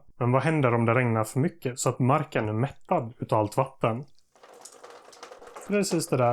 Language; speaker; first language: Swedish; native; Swedish